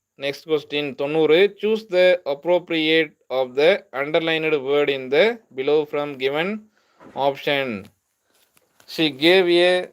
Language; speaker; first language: English; non-native, local second language; Tamil